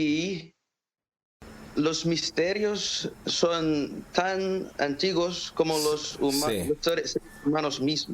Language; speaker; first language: Spanish; non-native, fluent; English